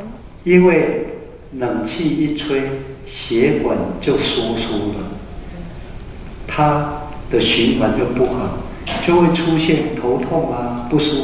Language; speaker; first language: Chinese; native; Chinese